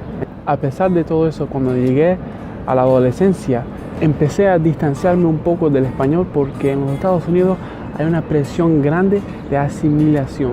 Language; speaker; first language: Spanish; early bilingual, heritage; Spanish